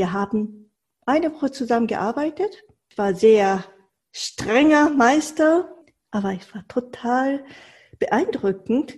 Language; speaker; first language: German; non-native, fluent; Japanese